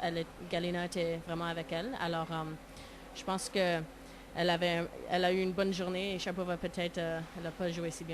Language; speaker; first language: French; non-native, local second language; English